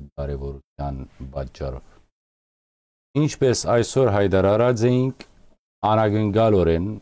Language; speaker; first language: Armenian; early bilingual, heritage; Armenian